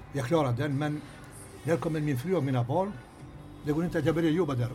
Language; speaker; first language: Swedish; non-native, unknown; Albanian